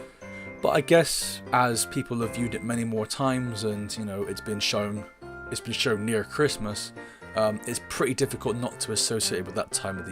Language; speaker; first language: English; native; English